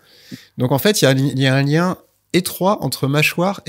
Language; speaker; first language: French; native; French